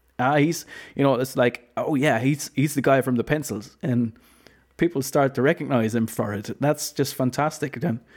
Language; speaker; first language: English; non-native, fluent; Low German